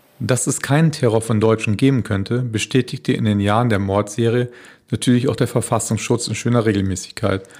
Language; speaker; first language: German; native; German